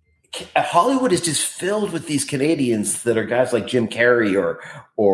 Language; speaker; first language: English; native; English